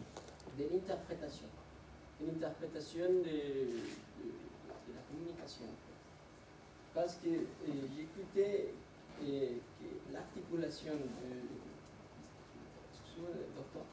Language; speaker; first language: French; non-native, learner; Spanish